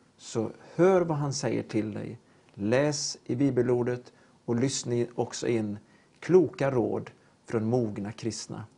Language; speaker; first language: Swedish; native; Swedish